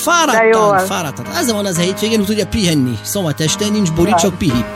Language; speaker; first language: Hungarian; non-native, fluent; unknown